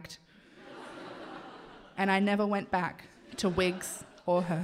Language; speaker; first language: English; native; English